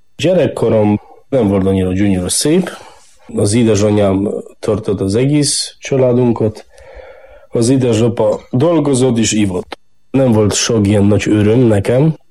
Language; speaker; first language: Hungarian; non-native, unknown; Polish